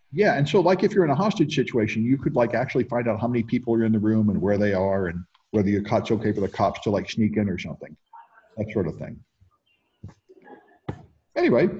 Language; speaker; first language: English; native; English